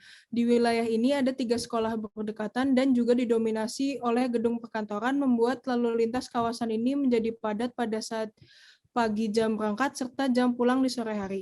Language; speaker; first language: Indonesian; native; Indonesian